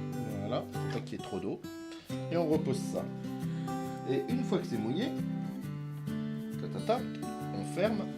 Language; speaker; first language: French; native; French